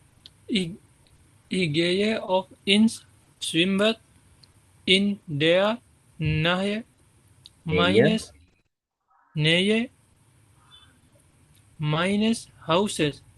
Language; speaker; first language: German; non-native, learner; Indonesian